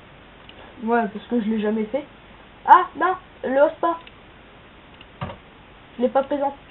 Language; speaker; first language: French; native; French